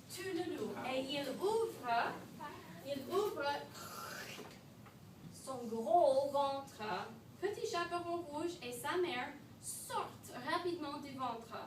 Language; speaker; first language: French; non-native, fluent; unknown